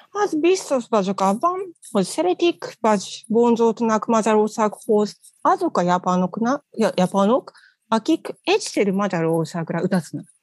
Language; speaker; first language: Hungarian; non-native, learner; Japanese